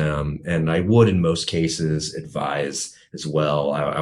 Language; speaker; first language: English; native; English